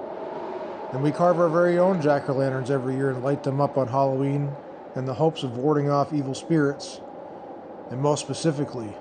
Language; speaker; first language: English; native; English